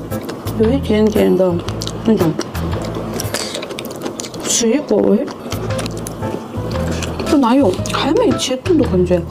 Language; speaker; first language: Chinese; non-native, learner; Korean